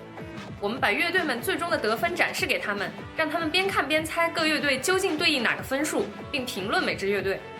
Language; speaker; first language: Chinese; native; Chinese